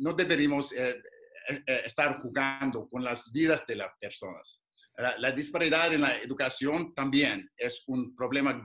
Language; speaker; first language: Spanish; non-native, fluent; English